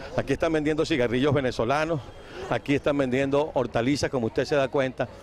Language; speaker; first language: Spanish; native; Spanish